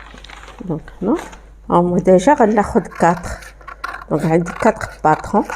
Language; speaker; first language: Arabic; native; Arabic